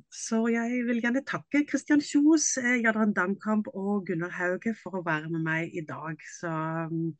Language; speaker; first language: Norwegian; non-native, fluent; German